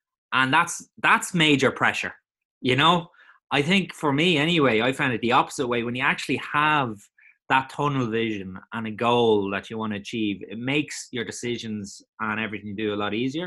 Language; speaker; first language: English; native; English